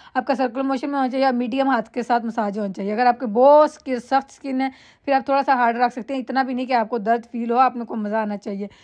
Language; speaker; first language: Urdu; non-native, local second language; Punjabi